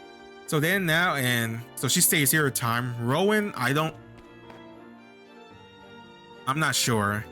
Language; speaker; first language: English; native; English